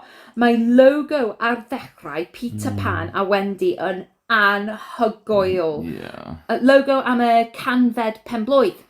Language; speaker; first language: Welsh; non-native, learner; English